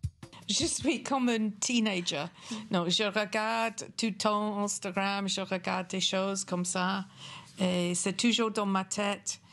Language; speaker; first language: French; non-native, fluent; English